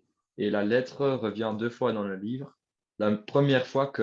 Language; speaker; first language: French; non-native, learner; Dutch